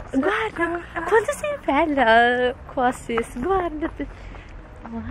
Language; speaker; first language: Italian; non-native, learner; Filipino